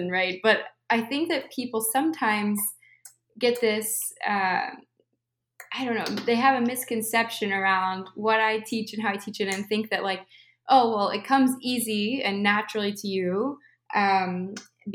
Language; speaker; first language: English; native; English